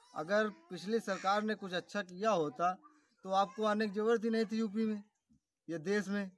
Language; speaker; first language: Hindi; native; Hindi